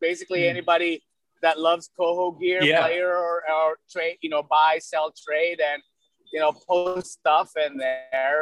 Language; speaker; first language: English; early bilingual, other home language; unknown